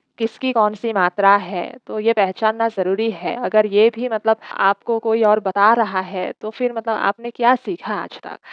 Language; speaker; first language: Hindi; non-native, local second language; Assamese